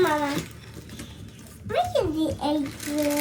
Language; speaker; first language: Dutch; early bilingual, other home language; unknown